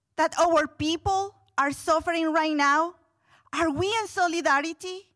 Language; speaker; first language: English; non-native, fluent; Spanish